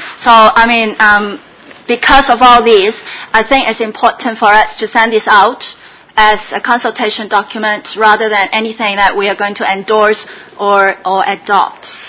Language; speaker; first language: English; non-native, local second language; Cantonese